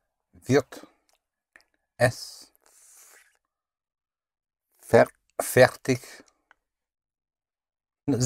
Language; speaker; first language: German; non-native, learner; English